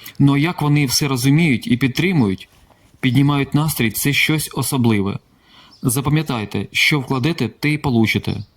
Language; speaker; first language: Ukrainian; non-native, local second language; Russian